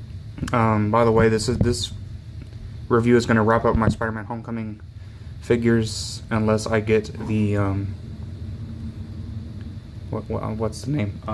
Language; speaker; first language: English; native; English